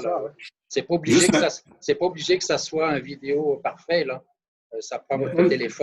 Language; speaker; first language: French; native; French